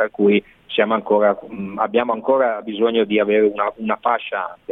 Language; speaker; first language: Italian; native; Italian